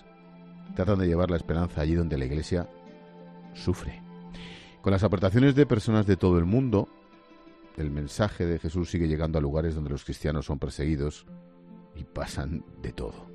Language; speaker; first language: Spanish; native; Spanish